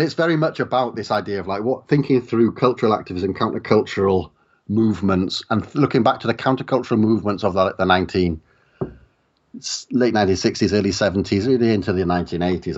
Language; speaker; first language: English; native; English